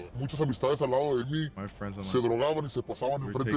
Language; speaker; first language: Spanish; native; Spanish